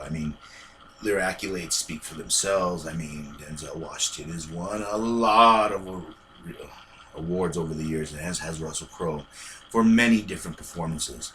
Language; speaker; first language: English; native; English